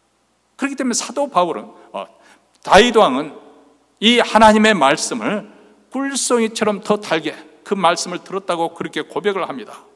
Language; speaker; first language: Korean; native; Korean